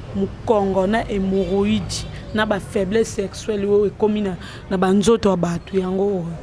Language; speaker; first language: Lingala; native; Lingala